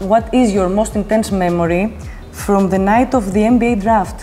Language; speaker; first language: English; non-native, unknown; Greek